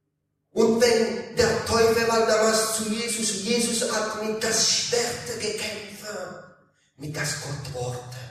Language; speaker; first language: German; non-native, learner; Italian